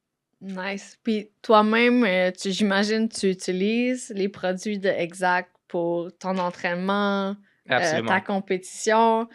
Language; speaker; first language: French; native; French